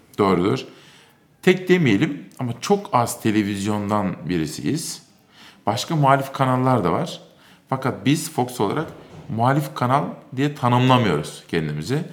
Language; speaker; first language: Turkish; native; Turkish